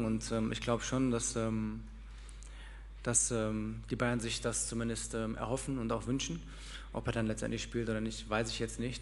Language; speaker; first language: German; native; German